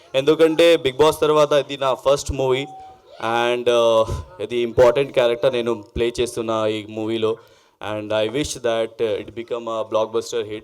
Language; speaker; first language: Telugu; non-native, local second language; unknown